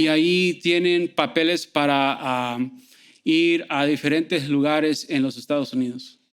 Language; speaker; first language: Spanish; early bilingual, heritage; Spanish